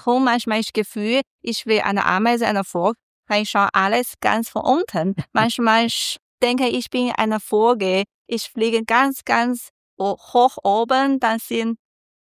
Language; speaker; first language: German; non-native, learner; Chinese